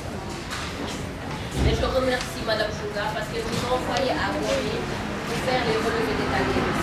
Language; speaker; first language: French; non-native, local second language; Wolof